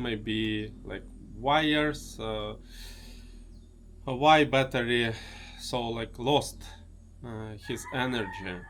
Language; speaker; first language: English; non-native, learner; Russian